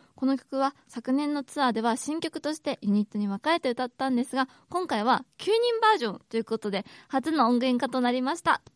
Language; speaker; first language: Japanese; native; Japanese